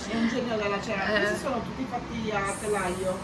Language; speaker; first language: Italian; native; Italian